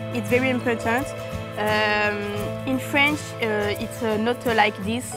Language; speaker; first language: English; non-native, learner; French